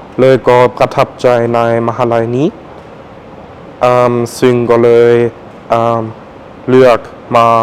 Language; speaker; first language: Thai; non-native, fluent; German